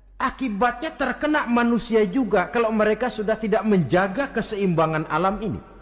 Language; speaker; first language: Indonesian; native; Indonesian